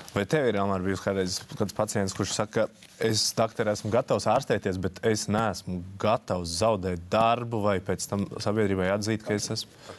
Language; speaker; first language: Latvian; native; Latvian